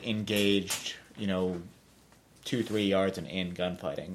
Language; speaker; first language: English; native; English